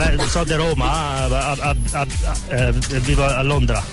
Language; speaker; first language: Spanish; non-native, learner; Italian